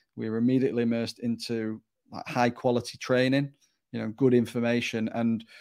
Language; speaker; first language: English; native; English